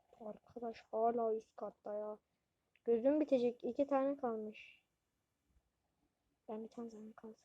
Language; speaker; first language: Turkish; native; Turkish